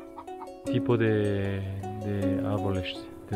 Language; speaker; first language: Spanish; non-native, fluent; Portuguese